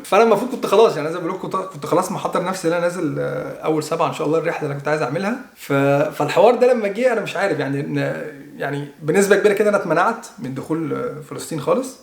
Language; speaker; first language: Egyptian Arabic; native; Egyptian Arabic